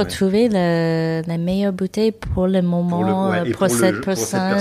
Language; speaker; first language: French; non-native, fluent; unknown